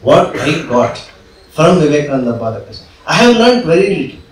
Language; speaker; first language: English; non-native, local second language; Kannada